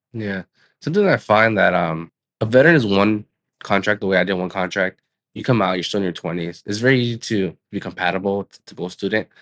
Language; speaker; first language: English; native; English